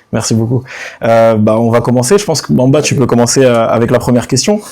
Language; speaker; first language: French; native; French